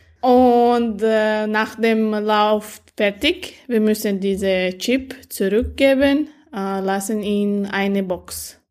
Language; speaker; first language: German; non-native, learner; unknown